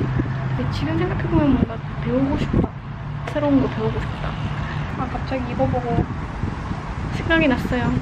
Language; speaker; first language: Korean; non-native, fluent; Estonian